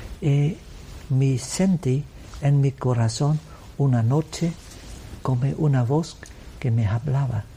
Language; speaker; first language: Spanish; non-native, learner; Vietnamese